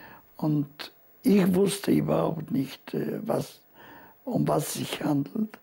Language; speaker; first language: German; non-native, fluent; Polish